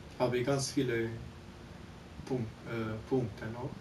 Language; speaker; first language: German; non-native, local second language; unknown